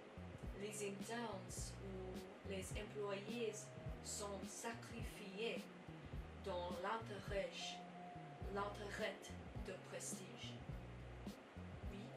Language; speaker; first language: French; non-native, learner; English